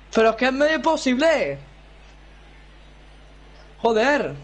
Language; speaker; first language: Spanish; native; Spanish